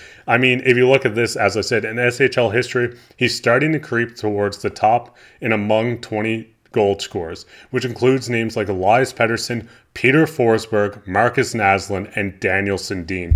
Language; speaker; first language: English; native; English